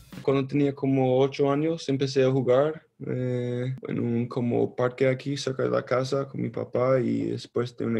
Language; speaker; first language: Spanish; early bilingual, heritage; Spanish